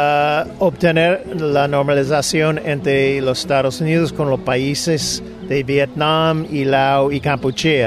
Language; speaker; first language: Spanish; non-native, fluent; English